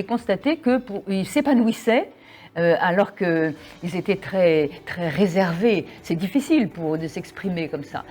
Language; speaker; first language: French; native; French